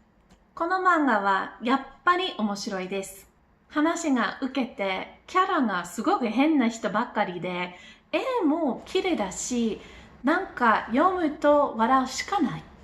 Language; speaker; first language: Japanese; non-native, learner; English